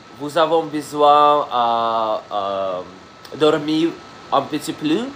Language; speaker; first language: French; non-native, learner; Russian